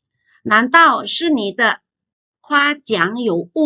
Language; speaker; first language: Chinese; non-native, fluent; Indonesian